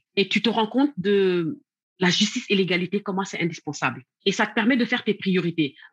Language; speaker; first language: French; non-native, local second language; Wolof